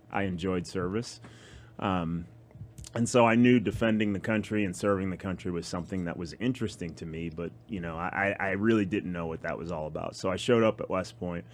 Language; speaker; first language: English; native; English